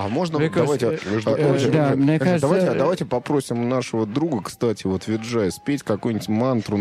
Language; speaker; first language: Russian; native; Russian